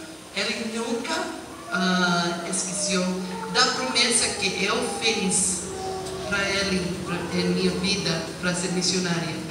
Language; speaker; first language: Portuguese; non-native, learner; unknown